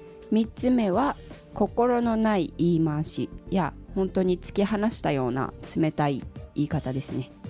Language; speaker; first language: Japanese; native; Japanese